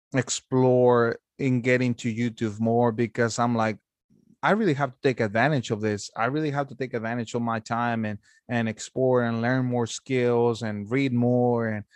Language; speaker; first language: English; non-native, fluent; Spanish